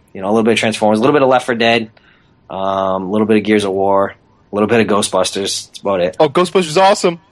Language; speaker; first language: English; native; English